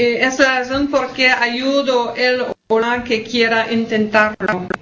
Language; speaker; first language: Spanish; non-native, fluent; French